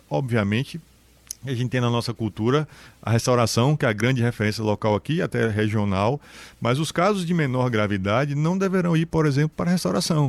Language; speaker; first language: Portuguese; native; Portuguese